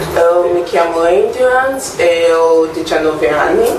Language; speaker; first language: Italian; non-native, learner; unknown